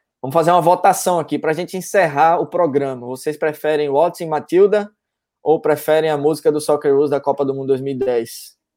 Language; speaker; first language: Portuguese; native; Portuguese